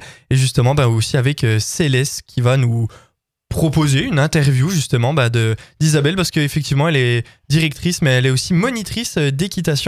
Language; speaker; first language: French; native; French